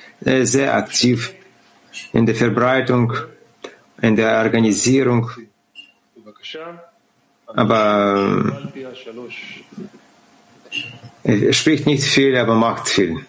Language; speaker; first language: German; non-native, fluent; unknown